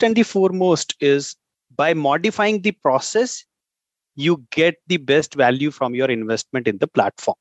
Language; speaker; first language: English; non-native, local second language; Hindi